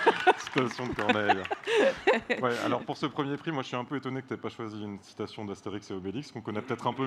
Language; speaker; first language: French; native; French